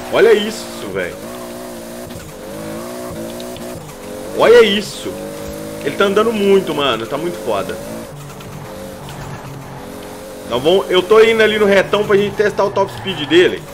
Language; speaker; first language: Portuguese; native; Portuguese